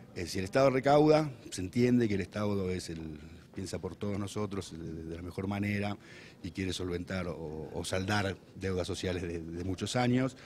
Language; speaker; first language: Spanish; native; Spanish